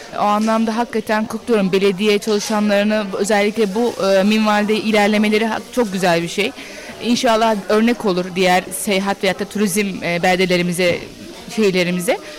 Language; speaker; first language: Turkish; early bilingual, heritage; Turkish